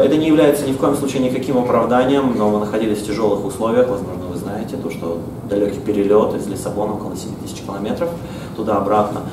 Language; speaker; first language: Russian; native; Russian